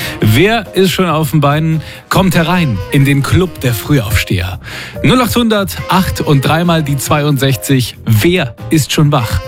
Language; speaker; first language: German; native; German